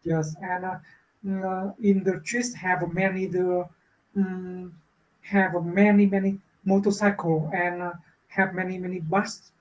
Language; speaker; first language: English; non-native, learner; Vietnamese